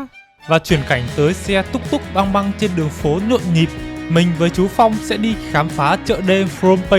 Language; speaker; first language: Vietnamese; native; Vietnamese